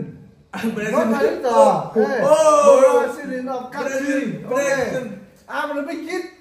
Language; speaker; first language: English; non-native, learner; Vietnamese